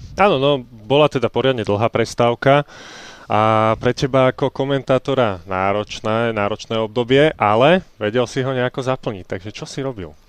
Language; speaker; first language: Slovak; native; Slovak